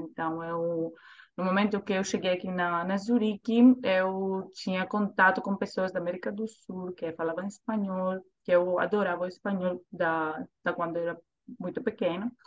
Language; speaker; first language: Portuguese; non-native, fluent; Greek